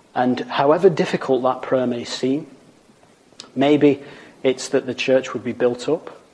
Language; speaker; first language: English; native; English